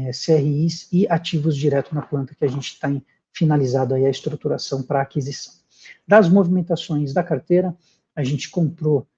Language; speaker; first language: Portuguese; native; Portuguese